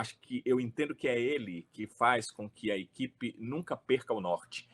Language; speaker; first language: Portuguese; native; Portuguese